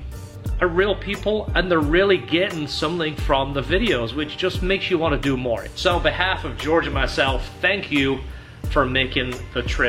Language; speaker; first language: English; native; English